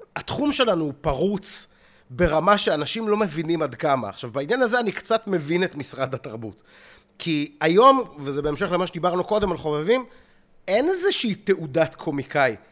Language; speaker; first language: Hebrew; native; Hebrew